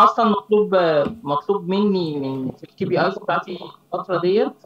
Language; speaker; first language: Arabic; native; Arabic